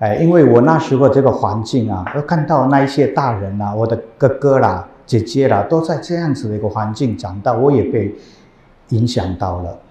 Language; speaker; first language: Chinese; non-native, fluent; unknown